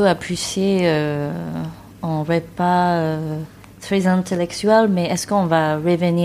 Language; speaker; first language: French; non-native, fluent; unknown